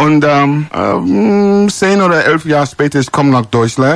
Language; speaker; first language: German; non-native, learner; English